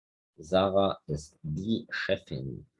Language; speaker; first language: German; non-native, fluent; Spanish